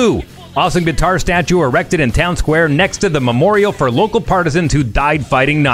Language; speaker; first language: English; native; English